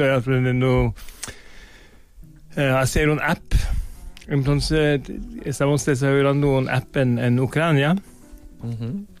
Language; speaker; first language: Spanish; non-native, fluent; Norwegian